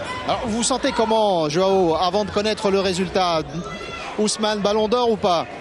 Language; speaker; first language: French; native; French